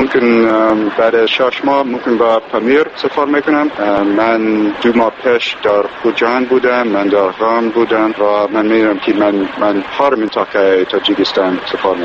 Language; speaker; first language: Persian; non-native, learner; English